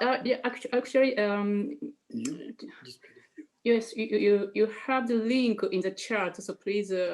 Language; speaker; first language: English; non-native, fluent; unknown